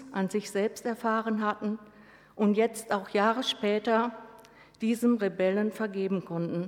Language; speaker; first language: German; native; German